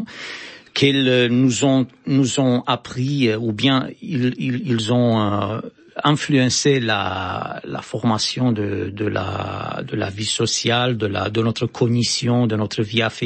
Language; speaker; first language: French; non-native, fluent; Romanian